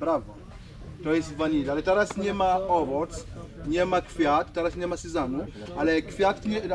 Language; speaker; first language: Polish; non-native, learner; Swahili